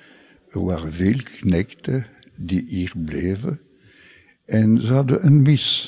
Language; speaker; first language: Dutch; non-native, local second language; French